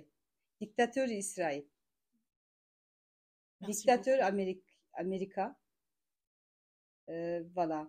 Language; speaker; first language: French; non-native, learner; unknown